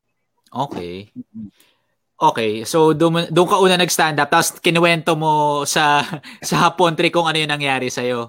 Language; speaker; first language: Filipino; native; Filipino